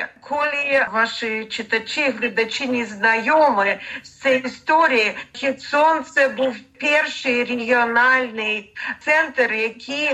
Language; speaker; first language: Ukrainian; non-native, learner; Russian